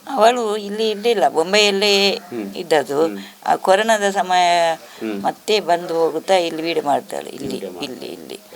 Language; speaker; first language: Kannada; non-native, local second language; Tulu